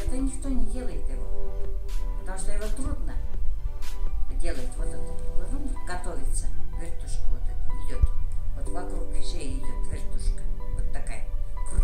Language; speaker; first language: Russian; non-native, local second language; Kyrgyz